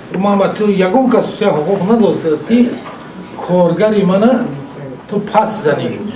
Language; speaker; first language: Persian; native; Persian